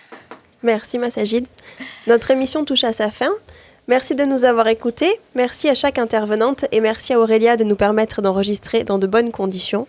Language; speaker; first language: French; native; French